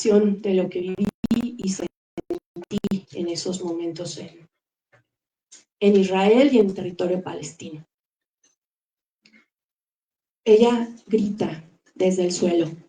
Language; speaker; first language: Spanish; native; Spanish